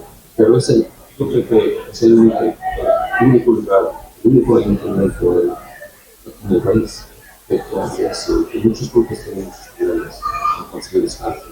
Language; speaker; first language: Spanish; non-native, learner; English